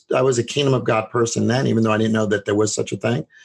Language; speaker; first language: English; native; English